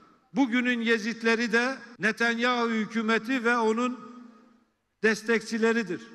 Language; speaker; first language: Turkish; native; Turkish